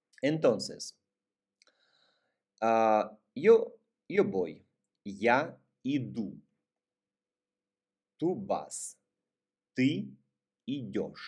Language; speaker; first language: Spanish; non-native, fluent; Russian